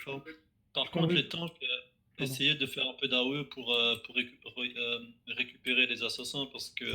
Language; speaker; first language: French; native; French